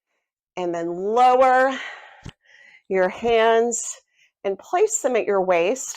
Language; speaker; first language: English; native; English